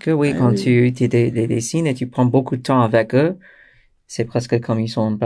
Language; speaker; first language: French; non-native, fluent; English